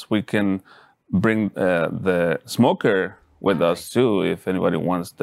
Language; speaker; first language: English; non-native, fluent; Spanish